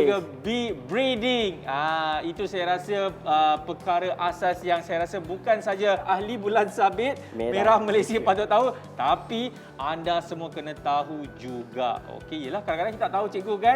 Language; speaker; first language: Malay; native; Malay